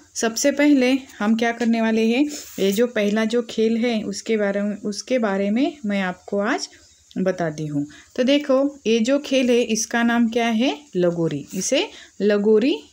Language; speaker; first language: Hindi; non-native, local second language; Marathi